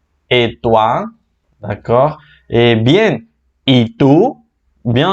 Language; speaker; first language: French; non-native, fluent; Spanish